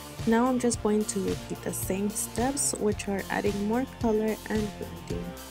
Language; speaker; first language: English; early bilingual, other home language; Spanish